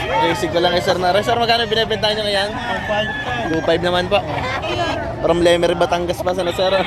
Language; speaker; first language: Filipino; native; Filipino